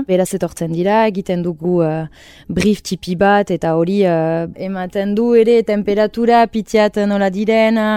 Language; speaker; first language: Basque; native; Basque